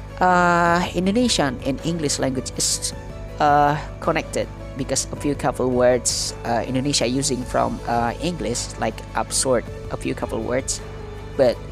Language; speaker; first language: English; non-native, learner; Indonesian